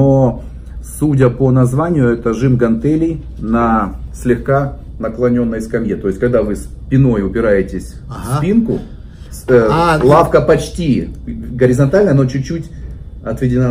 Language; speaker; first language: Russian; native; Russian